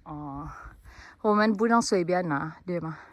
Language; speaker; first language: Chinese; non-native, learner; Filipino